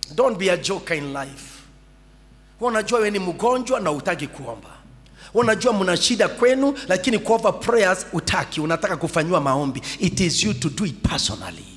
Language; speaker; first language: English; non-native, local second language; Swahili